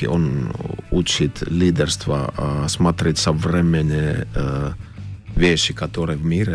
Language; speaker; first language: Russian; non-native, fluent; Finnish